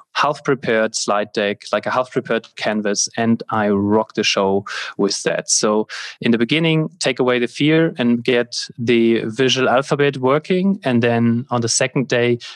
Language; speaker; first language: English; non-native, fluent; German